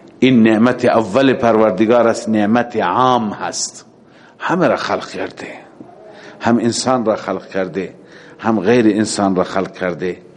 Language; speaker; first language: Persian; native; Persian